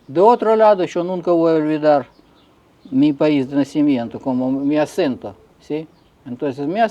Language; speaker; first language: Spanish; non-native, fluent; Russian